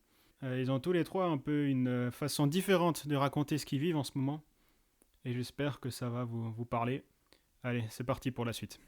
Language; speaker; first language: French; native; French